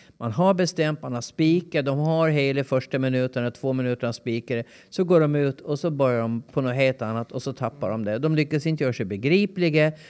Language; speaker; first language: Swedish; native; Swedish